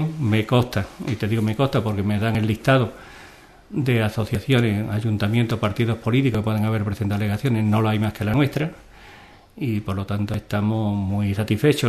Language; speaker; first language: Spanish; native; Spanish